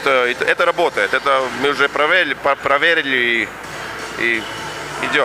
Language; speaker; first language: Russian; non-native, fluent; Latvian